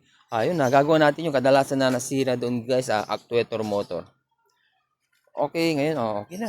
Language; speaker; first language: Filipino; native; Filipino